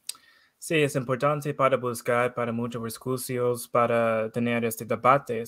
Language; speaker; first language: Spanish; non-native, learner; English